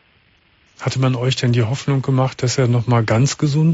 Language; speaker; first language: German; native; German